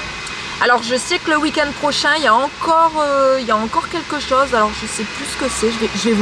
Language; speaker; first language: French; native; French